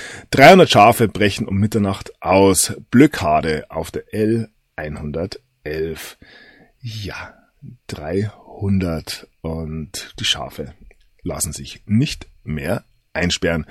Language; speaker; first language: German; native; German